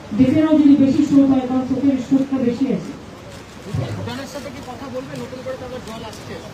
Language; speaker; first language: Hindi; non-native, local second language; Bangla